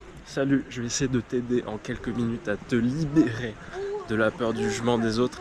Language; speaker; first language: French; native; French